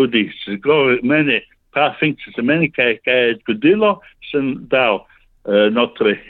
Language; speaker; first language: Slovenian; early bilingual, heritage; Slovenian